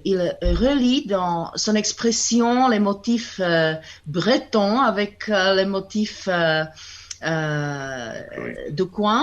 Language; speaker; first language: French; non-native, fluent; Czech